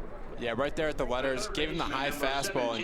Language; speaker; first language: English; native; English